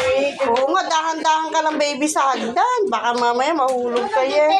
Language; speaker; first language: Filipino; native; Filipino